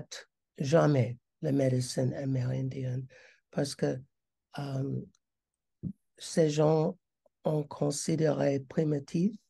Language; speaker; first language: French; non-native, learner; English